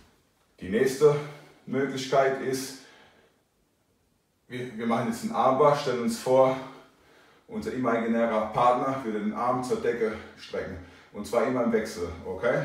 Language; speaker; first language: German; native; German